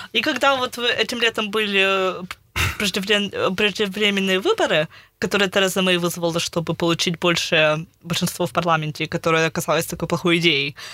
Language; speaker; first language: Russian; early bilingual, heritage; Russian